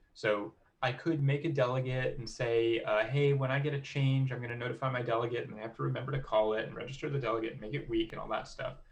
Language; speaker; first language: English; native; English